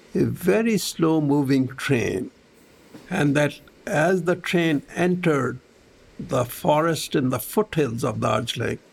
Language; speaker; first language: English; non-native, local second language; Punjabi